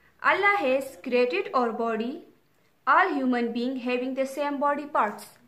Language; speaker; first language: English; non-native, local second language; Pashto